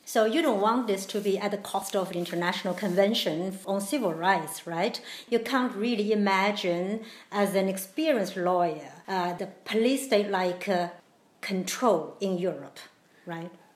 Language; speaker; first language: English; non-native, fluent; Chinese